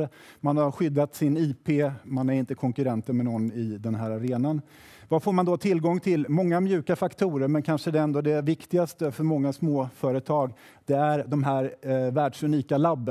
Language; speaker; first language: Swedish; native; Swedish